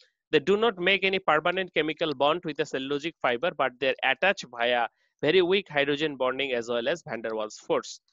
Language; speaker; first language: English; non-native, local second language; Bangla